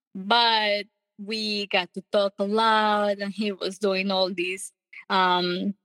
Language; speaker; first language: English; non-native, fluent; Spanish